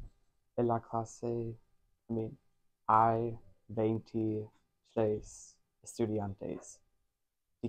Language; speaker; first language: Spanish; non-native, learner; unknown